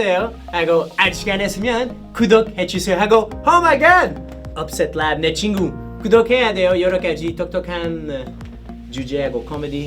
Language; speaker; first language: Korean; non-native, learner; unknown